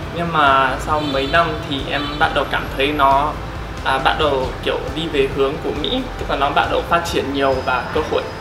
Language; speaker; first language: Vietnamese; non-native, learner; English